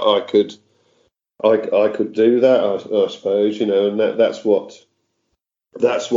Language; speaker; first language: English; native; English